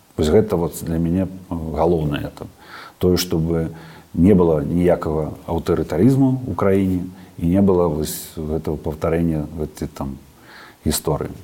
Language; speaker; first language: Belarusian; native; Belarusian